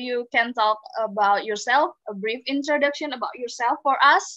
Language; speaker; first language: English; non-native, fluent; Indonesian